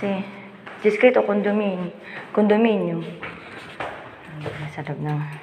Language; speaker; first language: Italian; non-native, learner; Filipino